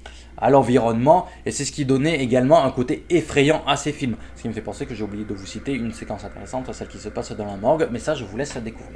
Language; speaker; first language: French; native; French